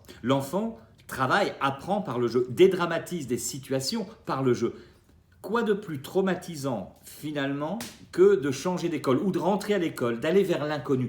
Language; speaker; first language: French; native; French